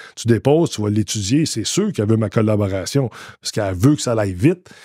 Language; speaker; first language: French; native; French